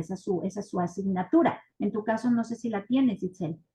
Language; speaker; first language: Spanish; native; Spanish